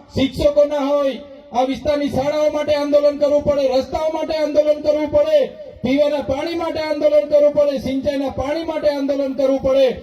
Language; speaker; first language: Gujarati; non-native, local second language; Vasavi